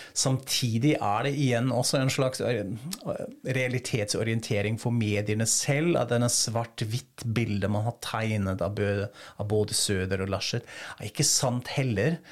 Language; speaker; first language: Norwegian; non-native, fluent; German